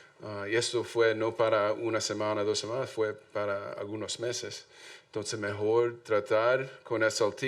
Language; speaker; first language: Spanish; non-native, learner; English